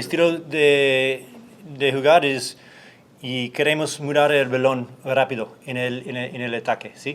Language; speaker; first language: Spanish; non-native, learner; English